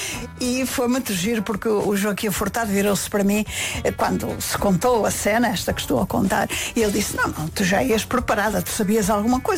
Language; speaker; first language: Portuguese; native; Portuguese